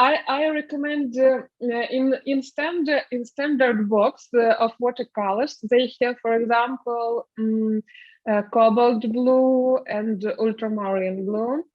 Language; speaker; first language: English; non-native, learner; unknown